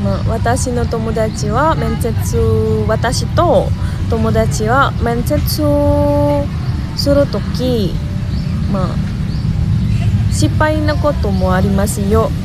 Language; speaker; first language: Japanese; non-native, learner; Indonesian